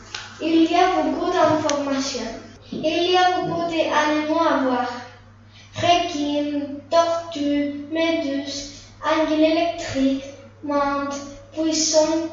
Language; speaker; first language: French; non-native, learner; Spanish